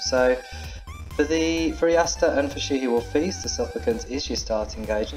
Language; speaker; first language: English; native; English